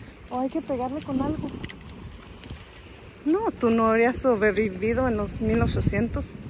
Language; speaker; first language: Spanish; native; Spanish